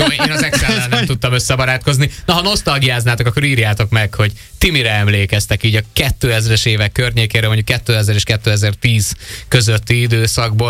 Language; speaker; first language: Hungarian; native; Hungarian